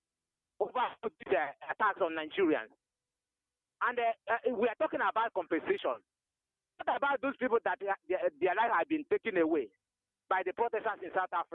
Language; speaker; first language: English; non-native, local second language; Igbo